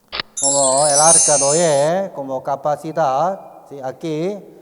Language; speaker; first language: Spanish; non-native, learner; Korean